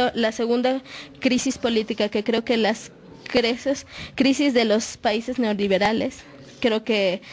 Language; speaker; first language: Spanish; non-native, fluent; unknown